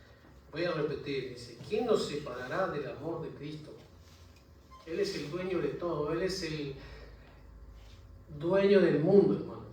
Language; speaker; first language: Spanish; native; Spanish